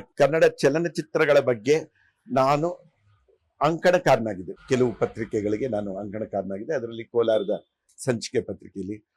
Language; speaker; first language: Kannada; non-native, local second language; Telugu